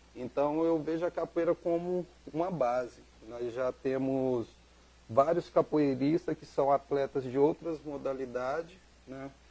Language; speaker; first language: Portuguese; native; Portuguese